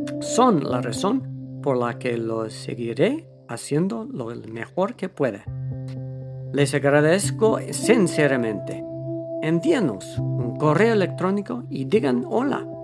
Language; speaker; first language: Spanish; non-native, fluent; English